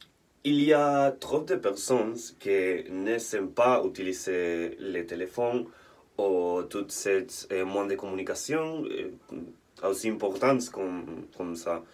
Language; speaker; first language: French; non-native, learner; Spanish